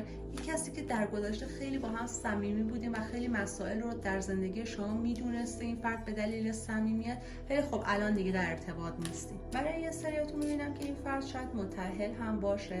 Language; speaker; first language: Persian; native; Persian